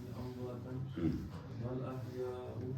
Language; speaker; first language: Arabic; non-native, learner; Kashmiri